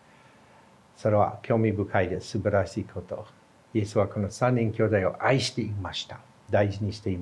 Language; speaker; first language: Japanese; non-native, fluent; English